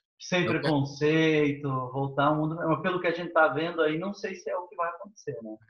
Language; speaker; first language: Portuguese; native; Portuguese